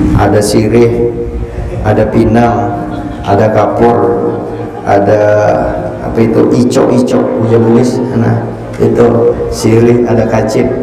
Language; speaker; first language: Indonesian; non-native, local second language; Banjar